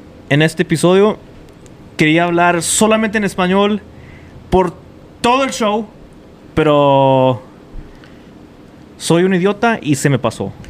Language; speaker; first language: Spanish; early bilingual, other home language; English